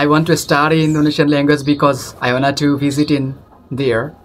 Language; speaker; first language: English; non-native, local second language; Bangla